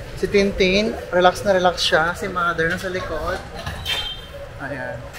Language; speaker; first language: Filipino; native; Filipino